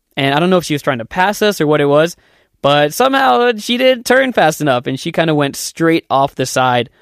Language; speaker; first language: English; native; English